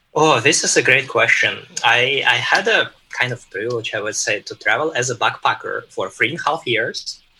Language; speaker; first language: English; non-native, fluent; Russian